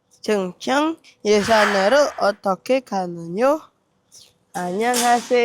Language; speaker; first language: Korean; non-native, learner; Indonesian